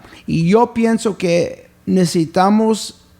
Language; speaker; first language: Spanish; early bilingual, heritage; English